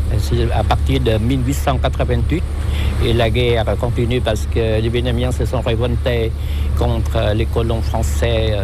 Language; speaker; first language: French; non-native, local second language; Vietnamese